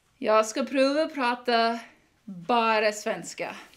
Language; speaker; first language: Swedish; non-native, learner; English